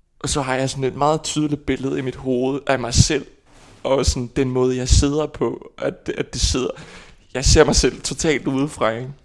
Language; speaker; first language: Danish; non-native, fluent; Icelandic